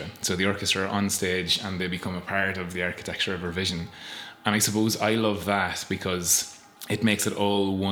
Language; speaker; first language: English; native; English